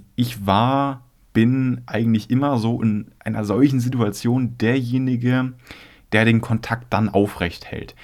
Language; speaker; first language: German; native; German